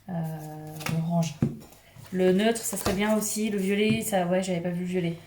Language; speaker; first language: French; native; French